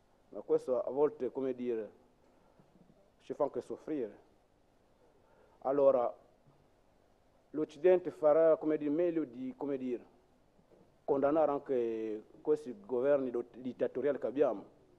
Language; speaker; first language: Italian; non-native, fluent; French